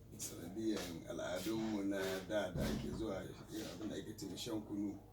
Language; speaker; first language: Hausa; native; Hausa